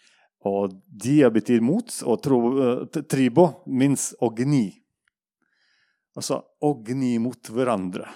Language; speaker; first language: Norwegian; non-native, fluent; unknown